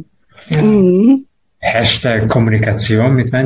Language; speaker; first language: German; non-native, fluent; Hungarian